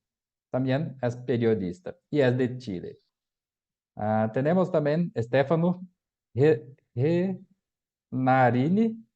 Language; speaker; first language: Spanish; non-native, fluent; Portuguese